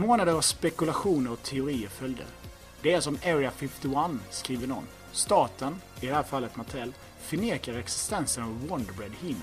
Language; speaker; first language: Swedish; native; Swedish